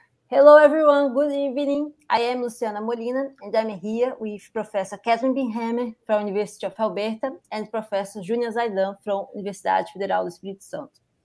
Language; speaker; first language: English; non-native, fluent; Portuguese